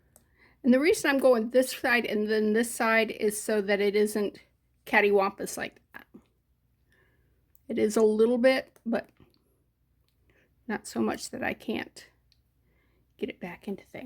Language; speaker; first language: English; native; English